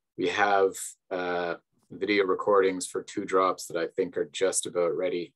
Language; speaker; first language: English; native; English